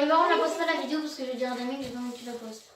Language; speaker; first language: French; native; French